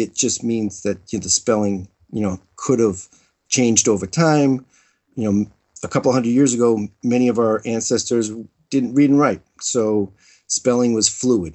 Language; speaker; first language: English; native; English